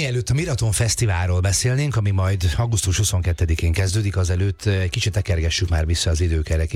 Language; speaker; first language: Hungarian; native; Hungarian